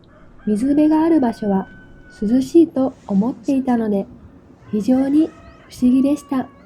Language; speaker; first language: Japanese; non-native, fluent; Vietnamese